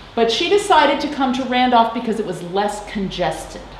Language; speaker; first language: English; native; English